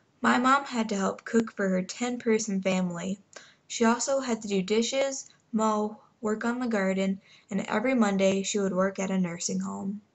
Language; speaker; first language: English; native; English